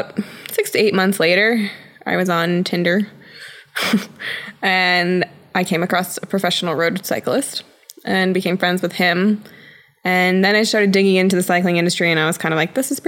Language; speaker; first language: English; native; English